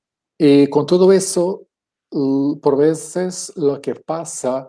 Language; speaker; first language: Spanish; non-native, fluent; Portuguese